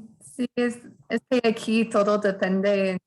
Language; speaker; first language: Spanish; non-native, fluent; English